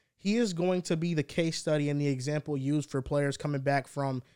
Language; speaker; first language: English; early bilingual, heritage; Spanish